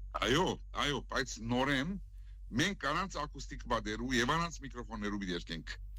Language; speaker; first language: Armenian; native; Armenian